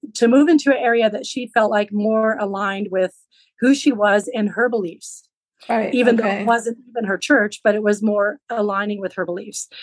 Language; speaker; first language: English; early bilingual, other home language; Low German